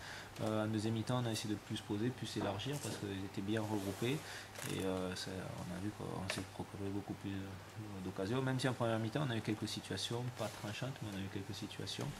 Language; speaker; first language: French; native; French